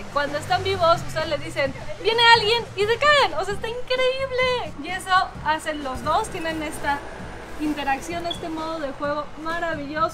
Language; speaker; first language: Spanish; native; Spanish